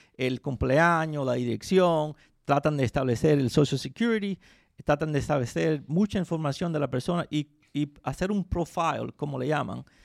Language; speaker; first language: Spanish; early bilingual, heritage; Spanish